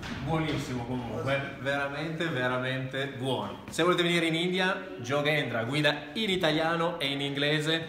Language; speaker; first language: Italian; native; Italian